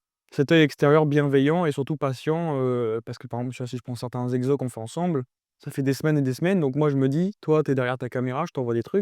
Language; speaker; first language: French; native; French